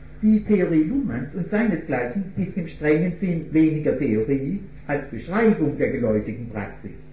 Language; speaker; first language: German; native; German